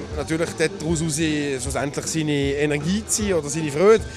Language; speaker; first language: German; native; German